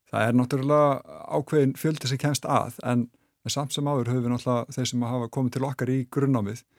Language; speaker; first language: Icelandic; native; Icelandic